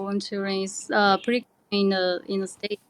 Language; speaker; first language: English; non-native, learner; Chinese